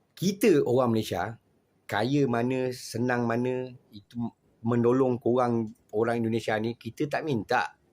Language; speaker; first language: Malay; native; Malay